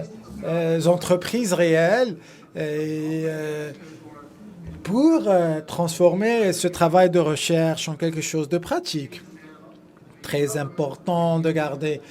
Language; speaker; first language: French; non-native, fluent; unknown